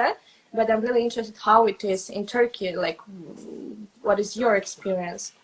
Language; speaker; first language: English; non-native, fluent; Russian